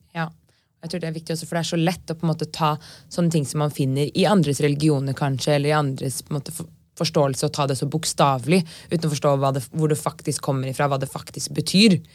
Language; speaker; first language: Norwegian; native; Norwegian